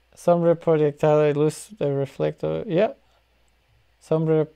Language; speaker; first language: Spanish; non-native, learner; English